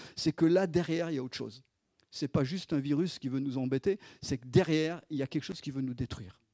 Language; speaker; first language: French; native; French